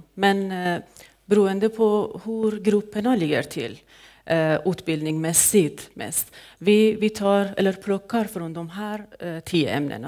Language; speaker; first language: Swedish; non-native, fluent; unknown